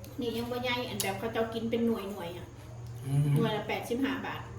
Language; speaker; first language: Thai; non-native, local second language; Lao